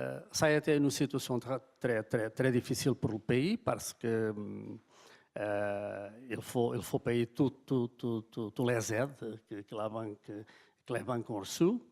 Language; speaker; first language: French; non-native, fluent; Portuguese